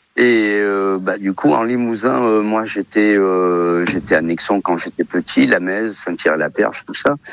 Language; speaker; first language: French; early bilingual, other home language; Portuguese